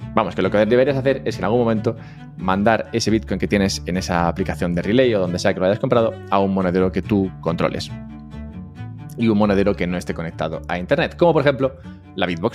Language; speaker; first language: Spanish; native; Spanish